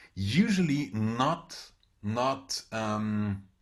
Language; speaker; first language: English; non-native, fluent; German